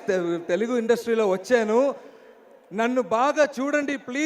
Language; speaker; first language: Telugu; non-native, learner; Malayalam